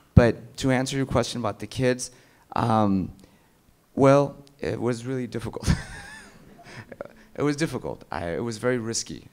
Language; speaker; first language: English; early bilingual, other home language; Amharic